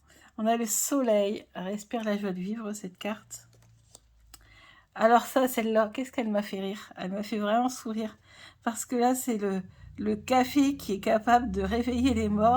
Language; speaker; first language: French; native; French